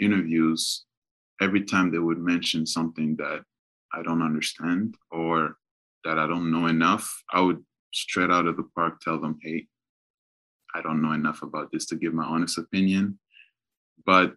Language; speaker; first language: English; non-native, local second language; Kinyarwanda